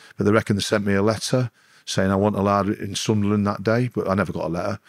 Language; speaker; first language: English; native; English